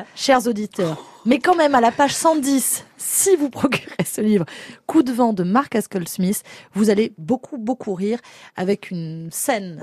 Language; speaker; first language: French; native; French